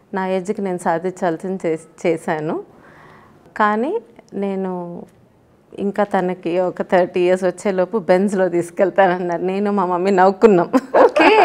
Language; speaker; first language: Telugu; native; Telugu